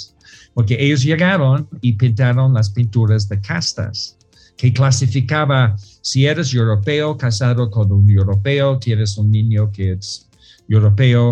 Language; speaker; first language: Spanish; non-native, fluent; English